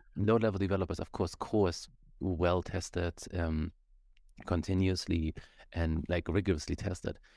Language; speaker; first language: English; non-native, fluent; German